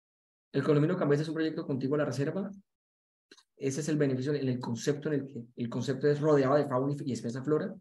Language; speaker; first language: Spanish; native; Spanish